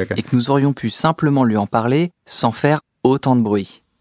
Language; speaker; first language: French; non-native, fluent; Russian